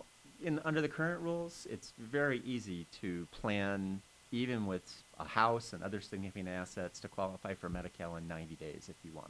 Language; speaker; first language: English; native; English